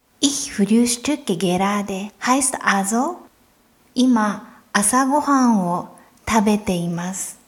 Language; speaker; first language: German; non-native, fluent; Japanese